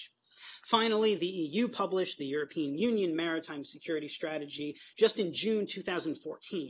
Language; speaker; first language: English; native; English